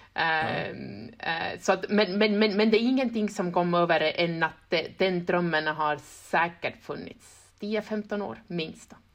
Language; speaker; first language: Swedish; non-native, fluent; Estonian